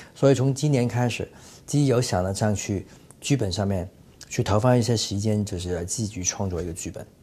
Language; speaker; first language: Chinese; non-native, fluent; Cantonese